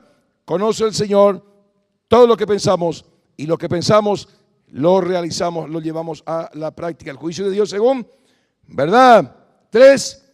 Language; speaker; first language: Spanish; native; Spanish